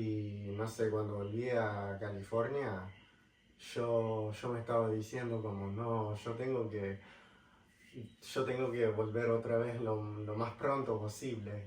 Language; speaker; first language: Spanish; non-native, fluent; English